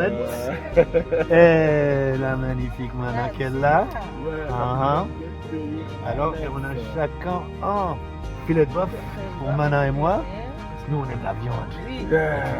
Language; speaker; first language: French; non-native, fluent; English